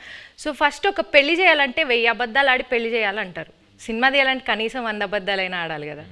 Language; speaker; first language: Telugu; native; Telugu